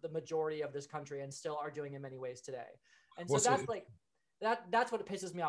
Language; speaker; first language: English; native; English